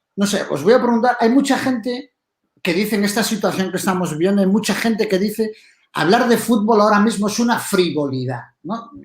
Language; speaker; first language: Spanish; native; Spanish